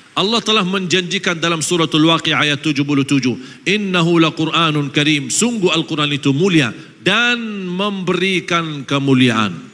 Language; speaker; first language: Malay; non-native, fluent; Arabic